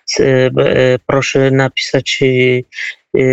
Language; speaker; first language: Polish; non-native, learner; Kurdish